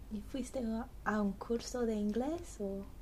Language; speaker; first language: Spanish; non-native, learner; English